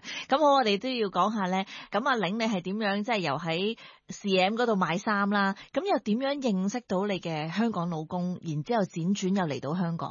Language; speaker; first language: Cantonese; native; Cantonese